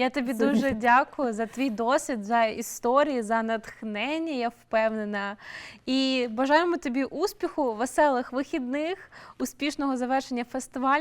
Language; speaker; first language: Ukrainian; native; Ukrainian